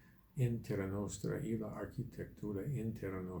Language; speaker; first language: Spanish; non-native, fluent; English